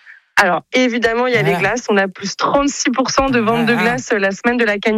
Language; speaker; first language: French; native; French